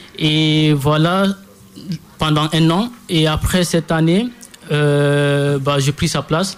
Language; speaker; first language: French; non-native, local second language; Fula